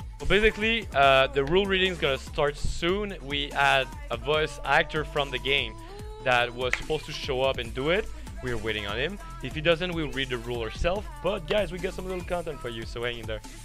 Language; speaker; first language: English; non-native, fluent; French